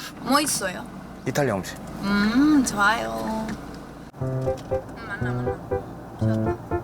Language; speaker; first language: Korean; non-native, learner; Norwegian